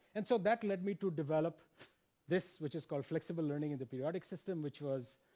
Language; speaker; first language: English; non-native, local second language; Hindi